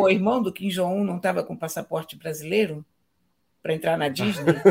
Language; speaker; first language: Portuguese; native; Portuguese